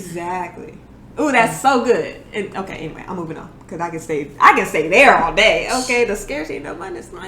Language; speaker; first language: English; native; English